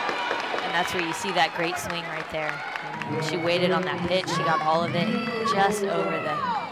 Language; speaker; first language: English; native; English